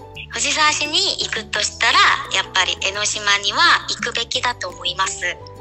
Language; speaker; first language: Japanese; non-native, fluent; Korean